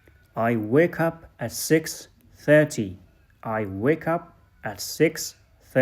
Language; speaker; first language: English; non-native, fluent; Persian